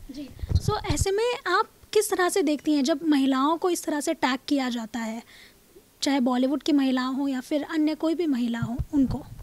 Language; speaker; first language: Hindi; native; Hindi